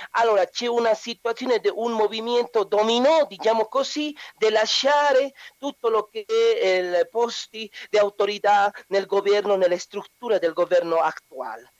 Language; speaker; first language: Italian; non-native, learner; Spanish